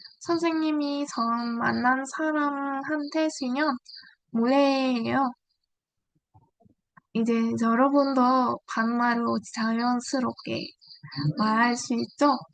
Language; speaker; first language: Korean; non-native, learner; Vietnamese